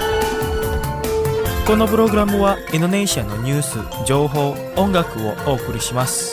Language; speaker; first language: Japanese; non-native, fluent; Indonesian